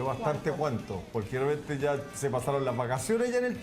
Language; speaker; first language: Spanish; native; Spanish